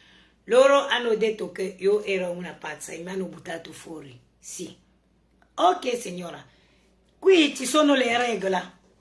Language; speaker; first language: Italian; non-native, learner; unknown